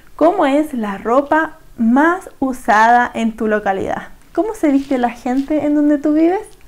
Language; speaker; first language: Spanish; native; Spanish